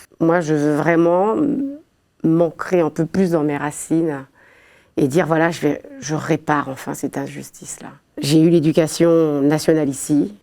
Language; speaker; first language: French; early bilingual, other home language; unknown